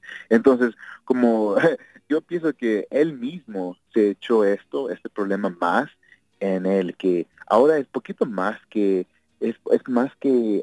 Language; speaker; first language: Spanish; early bilingual, heritage; Spanish